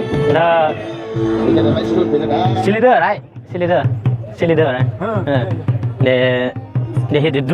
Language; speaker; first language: English; non-native, learner; Lao